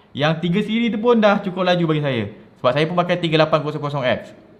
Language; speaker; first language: Malay; native; Malay